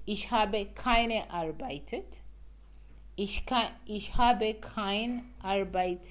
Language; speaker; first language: German; non-native, learner; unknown